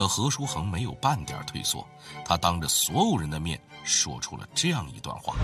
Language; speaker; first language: Chinese; native; Chinese